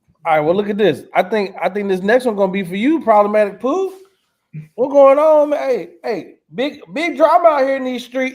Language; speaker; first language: English; native; English